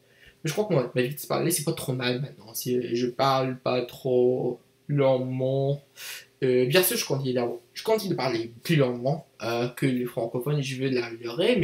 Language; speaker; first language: French; non-native, learner; English